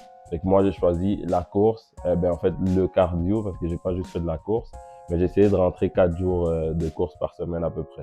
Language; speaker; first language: French; native; French